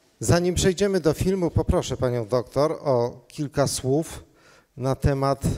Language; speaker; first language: Polish; native; Polish